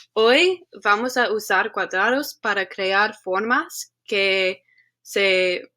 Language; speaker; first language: Spanish; non-native, learner; English